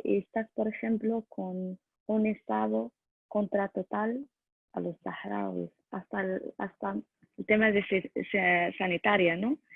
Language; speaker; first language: Spanish; non-native, learner; Arabic